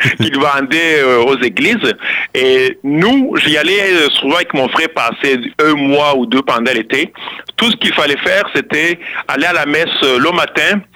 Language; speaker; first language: French; non-native, local second language; Kinyarwanda